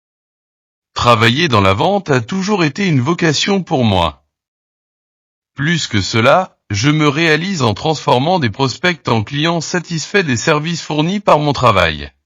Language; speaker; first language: French; non-native, learner; Portuguese